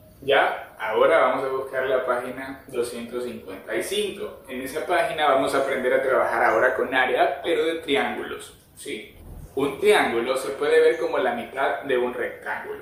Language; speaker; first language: Spanish; native; Spanish